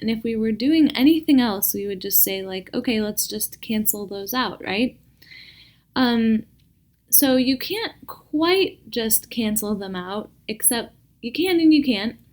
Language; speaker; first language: English; native; English